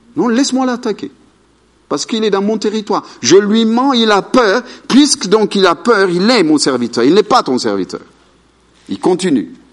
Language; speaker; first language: French; non-native, fluent; Amharic